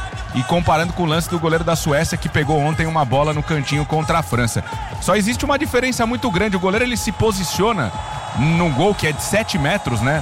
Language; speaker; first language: Portuguese; native; Portuguese